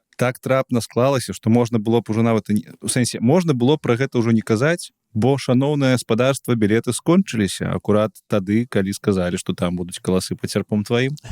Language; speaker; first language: Belarusian; non-native, local second language; Russian